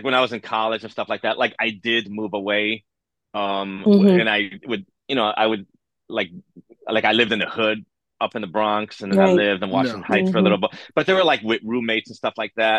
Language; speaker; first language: English; native; English